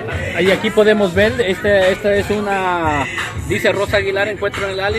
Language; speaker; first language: Spanish; native; Spanish